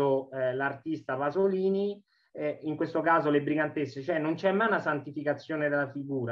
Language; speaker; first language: Italian; native; Italian